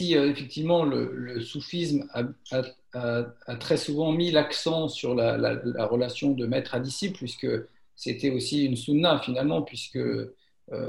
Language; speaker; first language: French; native; French